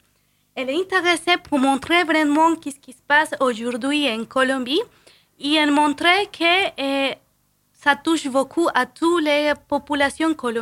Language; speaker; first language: French; non-native, fluent; Spanish